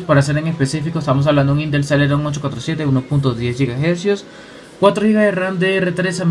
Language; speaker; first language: Spanish; native; Spanish